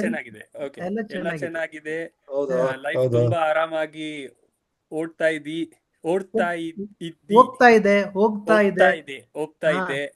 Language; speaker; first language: Kannada; non-native, learner; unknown